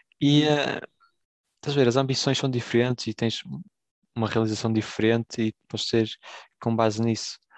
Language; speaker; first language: Portuguese; native; Portuguese